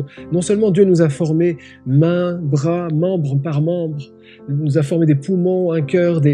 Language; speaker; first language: French; native; French